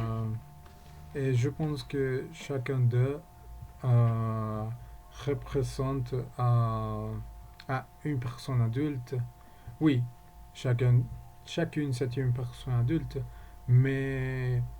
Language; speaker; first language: French; non-native, learner; Spanish